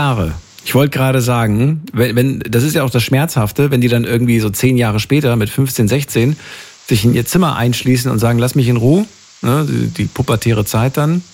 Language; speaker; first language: German; native; German